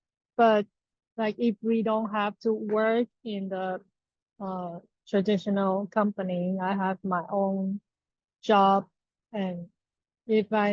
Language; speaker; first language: English; non-native, learner; Chinese